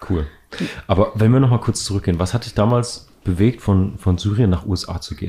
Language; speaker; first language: German; native; German